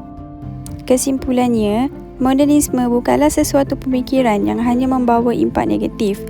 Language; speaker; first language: Malay; native; Malay